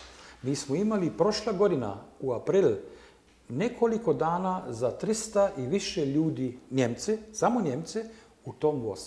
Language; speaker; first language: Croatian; non-native, learner; German